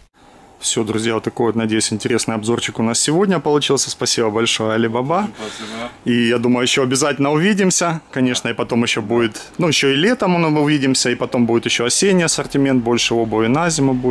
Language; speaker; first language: Russian; native; Russian